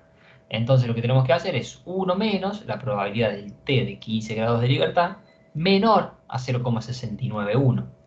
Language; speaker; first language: Spanish; native; Spanish